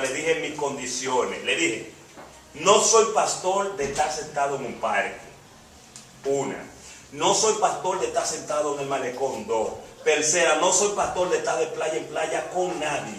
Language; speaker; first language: Spanish; native; Spanish